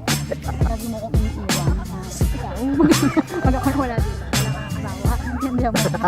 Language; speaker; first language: Filipino; non-native, learner; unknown